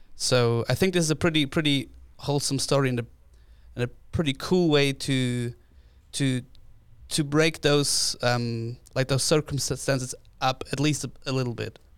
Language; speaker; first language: English; non-native, fluent; German